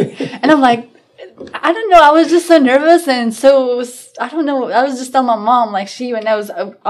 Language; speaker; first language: English; non-native, fluent; Albanian